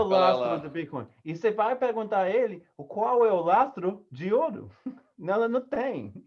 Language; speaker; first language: Portuguese; non-native, learner; English